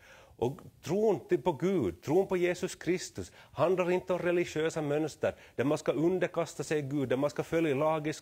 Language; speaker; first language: Swedish; native; Swedish